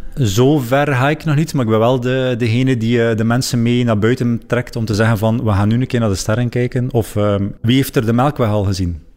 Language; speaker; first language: Dutch; native; Dutch